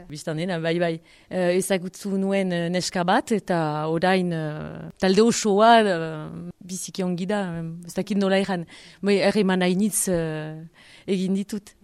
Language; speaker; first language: Basque; non-native, local second language; French